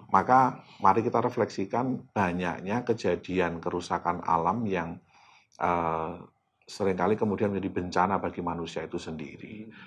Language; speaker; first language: Indonesian; native; Indonesian